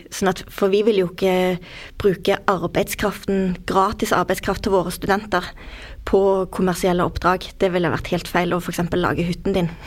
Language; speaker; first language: Norwegian; native; Norwegian